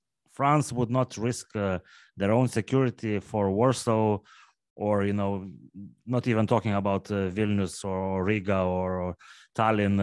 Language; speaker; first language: English; non-native, fluent; Lithuanian